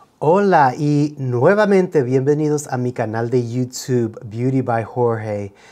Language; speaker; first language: Spanish; early bilingual, heritage; Spanish